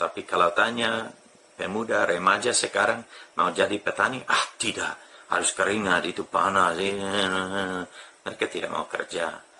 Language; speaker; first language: Indonesian; non-native, fluent; English